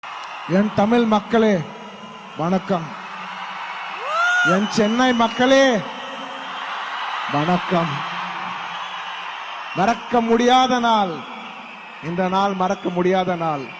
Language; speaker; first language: Tamil; non-native, local second language; Telugu